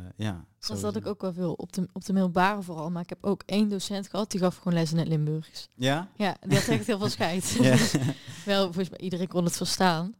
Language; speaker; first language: Dutch; non-native, local second language; Limburgish